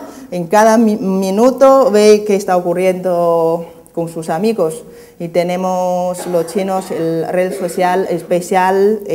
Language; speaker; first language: Spanish; non-native, fluent; Chinese